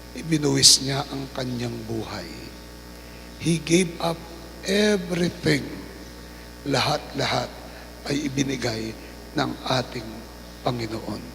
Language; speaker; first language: Filipino; non-native, local second language; Pampanga